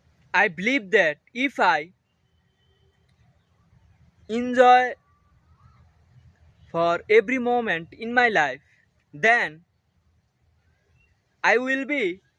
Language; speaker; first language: English; non-native, learner; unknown